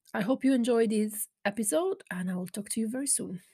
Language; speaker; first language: English; non-native, fluent; Italian